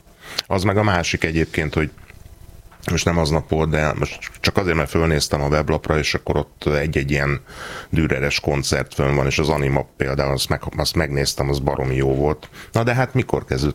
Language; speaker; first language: Hungarian; native; Hungarian